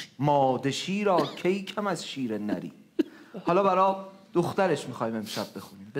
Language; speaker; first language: Persian; native; Persian